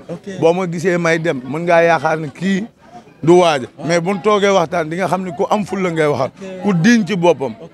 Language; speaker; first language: Wolof; native; Wolof